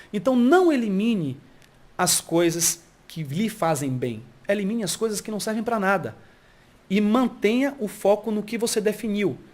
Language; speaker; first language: Portuguese; early bilingual, heritage; Portuguese